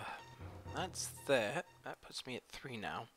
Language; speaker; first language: English; native; English